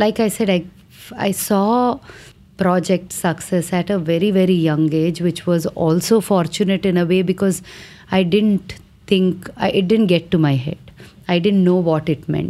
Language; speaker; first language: English; non-native, local second language; Telugu